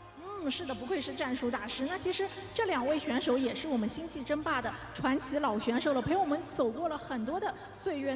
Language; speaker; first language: Chinese; native; Chinese